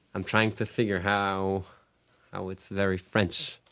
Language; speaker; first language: English; non-native, fluent; French